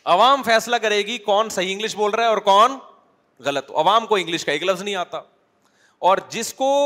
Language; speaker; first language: Urdu; native; Urdu